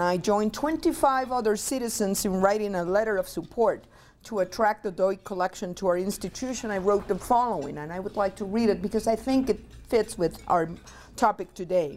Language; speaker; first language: English; non-native, fluent; Spanish